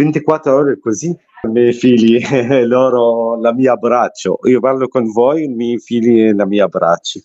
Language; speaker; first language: Italian; non-native, learner; Arabic